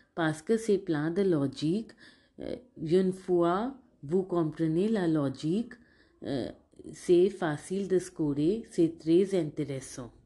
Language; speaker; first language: French; non-native, fluent; Hindi